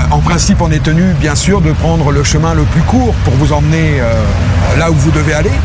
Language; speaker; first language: French; native; French